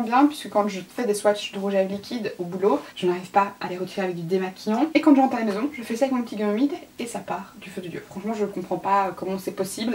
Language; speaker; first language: French; native; French